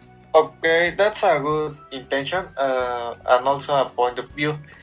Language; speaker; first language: English; non-native, learner; Spanish